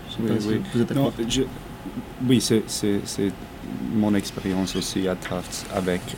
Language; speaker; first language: French; non-native, learner; German